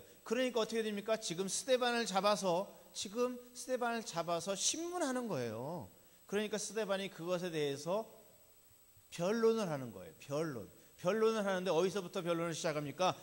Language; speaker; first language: Korean; native; Korean